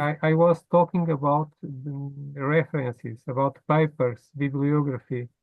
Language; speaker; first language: English; non-native, fluent; Portuguese